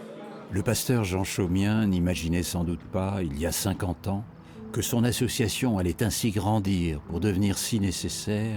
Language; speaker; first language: French; native; French